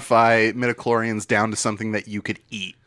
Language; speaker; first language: English; native; English